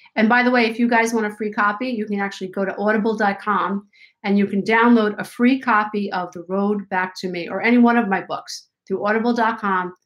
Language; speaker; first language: English; native; English